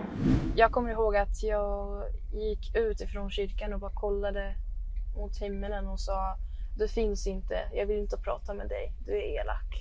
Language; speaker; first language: Swedish; early bilingual, other home language; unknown